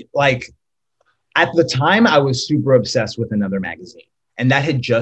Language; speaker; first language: English; native; English